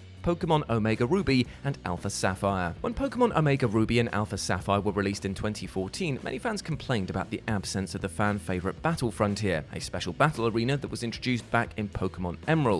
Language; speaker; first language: English; native; English